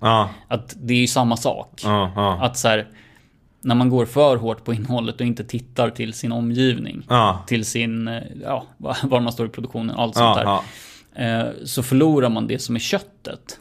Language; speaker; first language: Swedish; native; Swedish